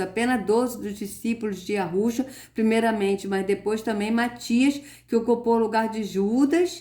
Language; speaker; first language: Portuguese; native; Portuguese